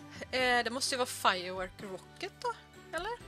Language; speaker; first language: Swedish; native; Swedish